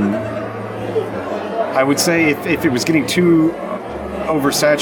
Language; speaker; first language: English; native; English